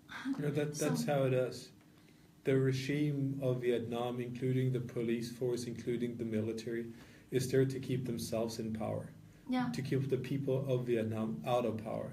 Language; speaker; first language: English; non-native, fluent; Norwegian